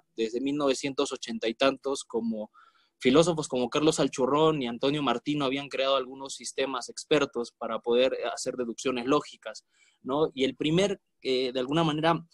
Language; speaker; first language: Spanish; native; Spanish